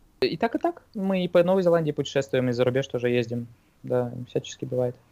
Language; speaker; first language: Russian; native; Russian